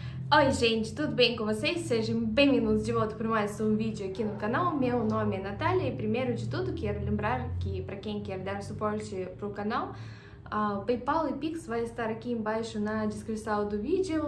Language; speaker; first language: Portuguese; non-native, fluent; Russian